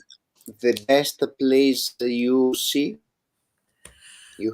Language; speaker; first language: English; non-native, learner; Italian